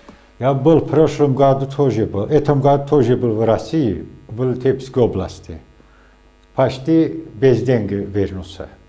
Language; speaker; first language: Russian; non-native, local second language; Azerbaijani